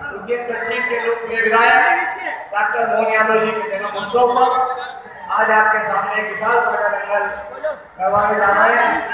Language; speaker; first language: Hindi; native; Hindi